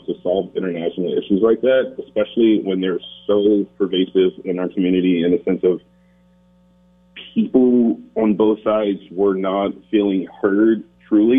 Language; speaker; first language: English; native; English